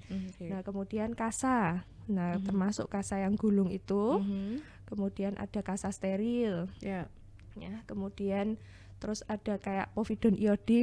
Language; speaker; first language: Indonesian; native; Indonesian